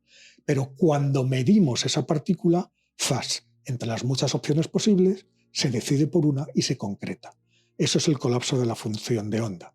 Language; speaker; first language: Spanish; native; Spanish